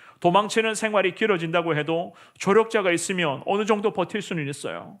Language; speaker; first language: Korean; native; Korean